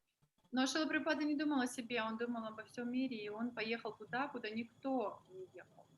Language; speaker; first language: Russian; native; Russian